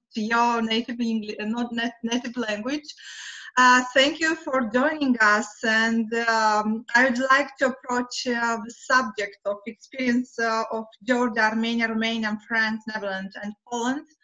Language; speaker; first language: English; non-native, learner; Romanian